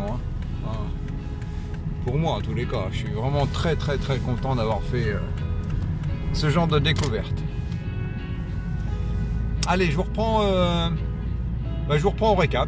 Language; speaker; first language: French; native; French